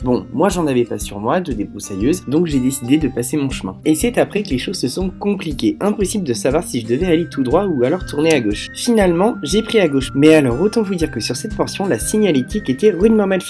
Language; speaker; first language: French; native; French